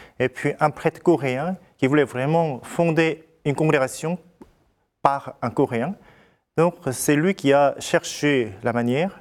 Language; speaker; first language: French; non-native, fluent; Korean